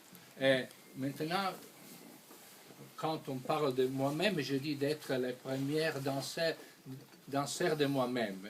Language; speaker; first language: French; non-native, fluent; Italian